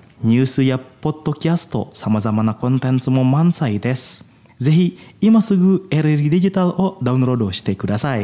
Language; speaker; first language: Japanese; non-native, fluent; Indonesian